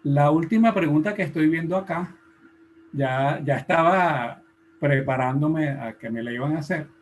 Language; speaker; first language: Spanish; native; Spanish